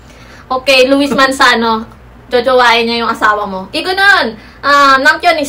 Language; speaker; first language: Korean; non-native, learner; Filipino